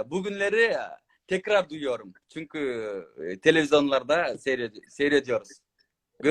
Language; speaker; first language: Turkish; non-native, learner; Kyrgyz